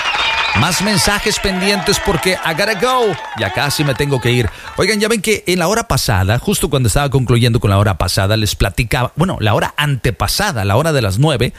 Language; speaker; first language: Spanish; native; Spanish